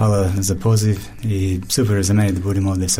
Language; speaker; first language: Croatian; non-native, fluent; English